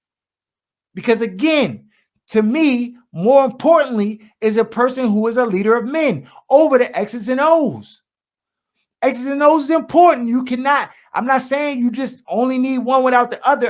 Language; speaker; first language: English; native; English